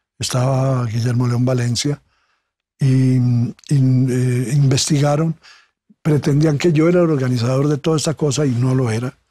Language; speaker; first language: Spanish; native; Spanish